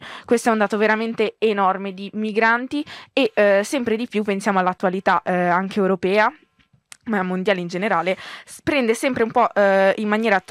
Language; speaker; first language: Italian; native; Italian